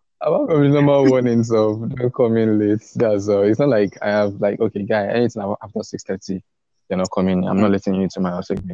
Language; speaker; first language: English; non-native, local second language; Yoruba